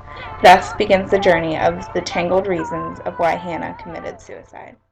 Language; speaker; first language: English; native; English